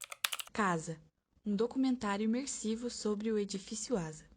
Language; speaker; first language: Portuguese; native; Portuguese